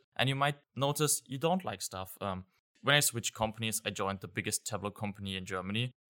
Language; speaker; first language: English; non-native, fluent; German